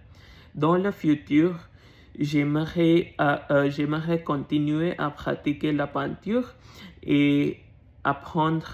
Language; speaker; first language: French; non-native, learner; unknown